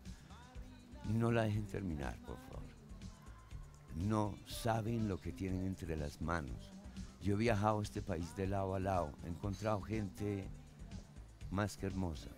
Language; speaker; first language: Spanish; early bilingual, other home language; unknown